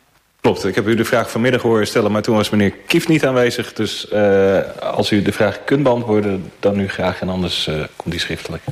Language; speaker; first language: Dutch; native; Dutch